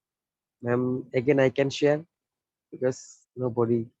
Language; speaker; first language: English; non-native, learner; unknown